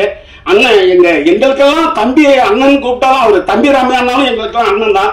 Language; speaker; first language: Tamil; native; Tamil